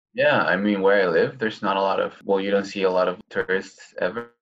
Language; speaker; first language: English; non-native, fluent; Spanish